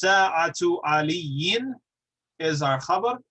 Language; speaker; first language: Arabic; non-native, fluent; English